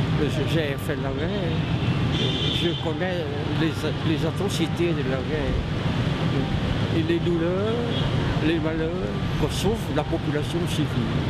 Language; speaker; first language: French; non-native, local second language; Vietnamese